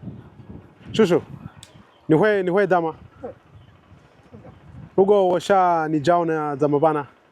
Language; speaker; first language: Chinese; non-native, learner; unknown